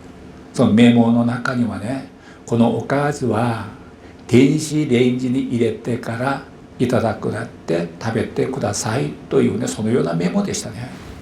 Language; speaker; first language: Japanese; non-native, fluent; Korean